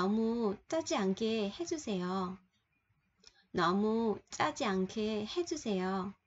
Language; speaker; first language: Korean; non-native, fluent; Vietnamese